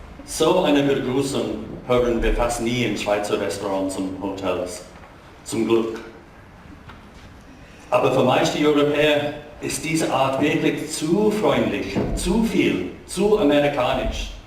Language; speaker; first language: German; non-native, fluent; English